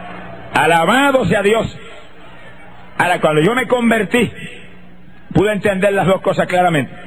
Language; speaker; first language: Spanish; native; Spanish